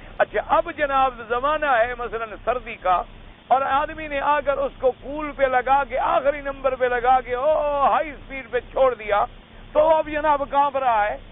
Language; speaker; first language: Urdu; native; Urdu